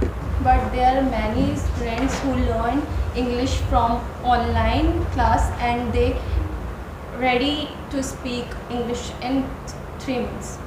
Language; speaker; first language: English; non-native, learner; Hindi